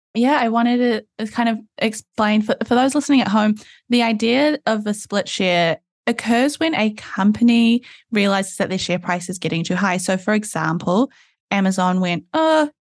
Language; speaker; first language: English; native; English